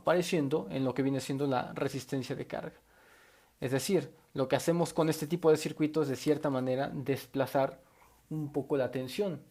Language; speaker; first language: Spanish; native; Spanish